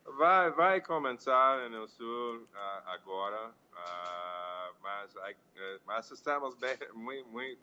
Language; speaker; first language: Portuguese; non-native, fluent; English